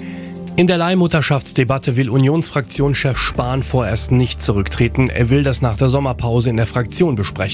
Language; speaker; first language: German; native; German